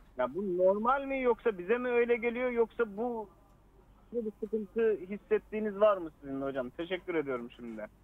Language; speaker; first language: Turkish; native; Turkish